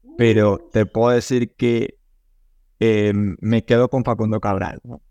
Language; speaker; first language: Spanish; native; Spanish